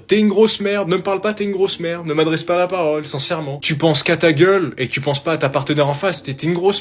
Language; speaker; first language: French; native; French